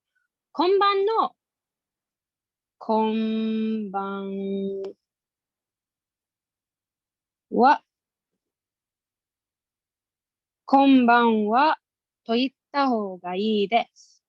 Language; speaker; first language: Japanese; non-native, learner; English